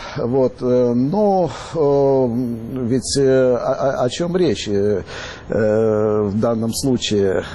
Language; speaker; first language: Russian; native; Russian